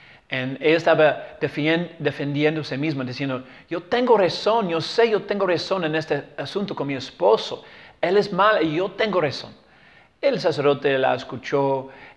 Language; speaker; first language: Spanish; non-native, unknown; English